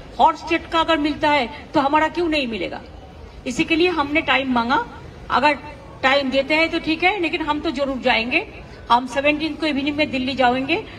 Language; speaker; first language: Hindi; non-native, local second language; Bangla